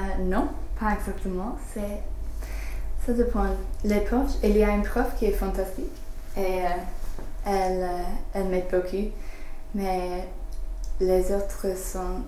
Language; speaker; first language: French; non-native, learner; English